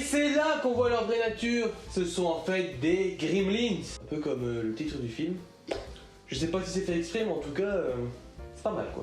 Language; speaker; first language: French; native; French